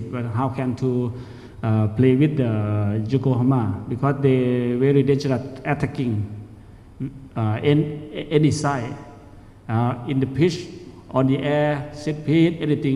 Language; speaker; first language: English; non-native, learner; Thai